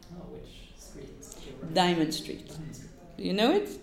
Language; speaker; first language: English; non-native, fluent; Polish